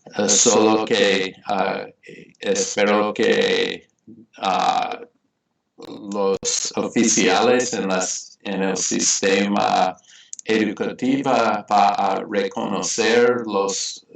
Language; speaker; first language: Spanish; non-native, fluent; English